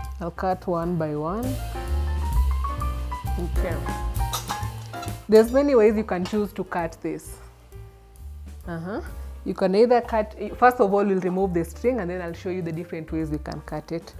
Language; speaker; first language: English; non-native, local second language; Swahili